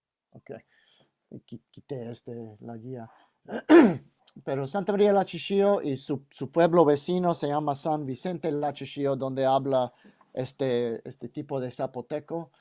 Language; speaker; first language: Spanish; non-native, fluent; English